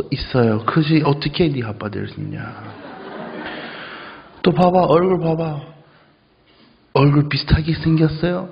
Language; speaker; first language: Korean; non-native, fluent; English